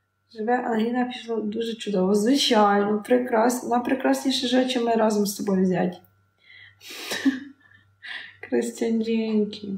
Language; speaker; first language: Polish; non-native, learner; Ukrainian